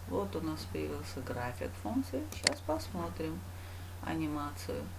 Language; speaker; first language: Russian; non-native, local second language; Uzbek